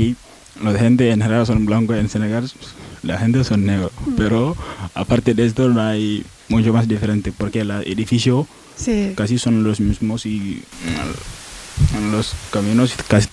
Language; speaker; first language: Spanish; non-native, learner; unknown